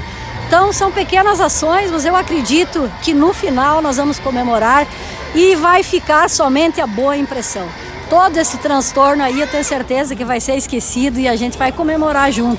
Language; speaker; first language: Portuguese; native; Portuguese